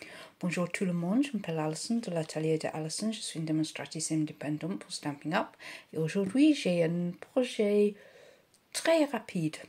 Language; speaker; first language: French; non-native, learner; English